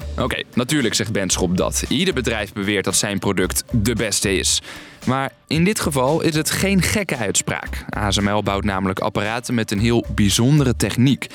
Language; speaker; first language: Dutch; native; Dutch